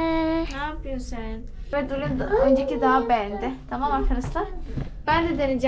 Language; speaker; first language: Turkish; non-native, learner; Indonesian